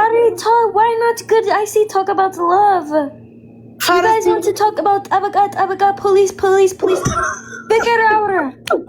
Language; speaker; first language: English; non-native, learner; Amharic